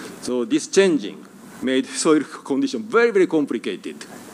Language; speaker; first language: English; non-native, fluent; Japanese